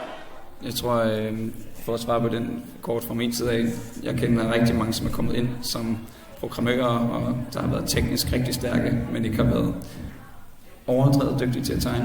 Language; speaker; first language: Danish; native; Danish